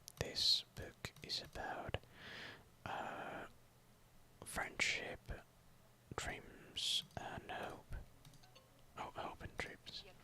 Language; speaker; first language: English; non-native, fluent; Russian